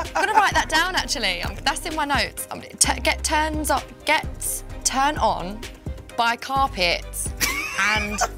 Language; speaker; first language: English; native; English